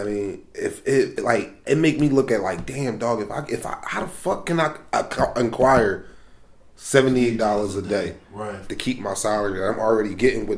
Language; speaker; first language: English; native; English